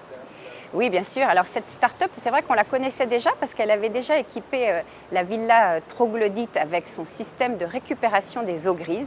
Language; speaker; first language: French; native; French